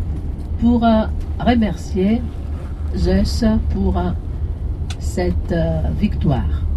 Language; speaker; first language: French; non-native, fluent; Greek